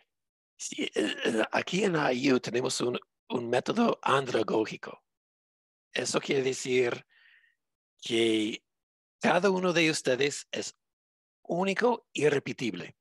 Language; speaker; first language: Spanish; non-native, fluent; English